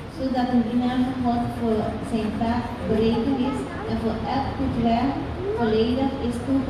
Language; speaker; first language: Dutch; non-native, fluent; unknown